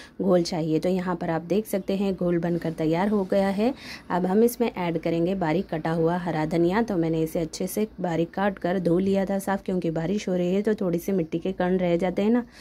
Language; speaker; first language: Hindi; non-native, local second language; Marathi